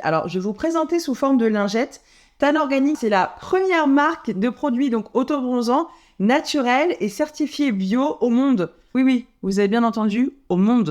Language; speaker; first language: French; native; French